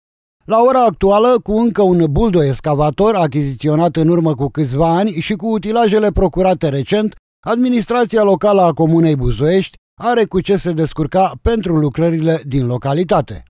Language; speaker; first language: Romanian; native; Romanian